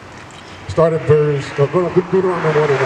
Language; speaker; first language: English; native; English